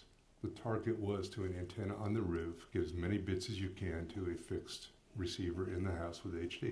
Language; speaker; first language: English; native; English